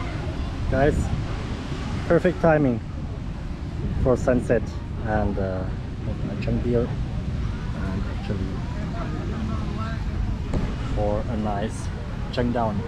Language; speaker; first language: English; non-native, fluent; German